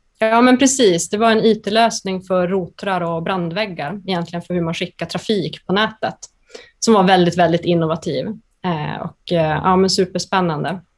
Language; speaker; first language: Swedish; native; Swedish